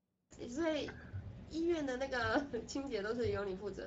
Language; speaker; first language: Chinese; native; Chinese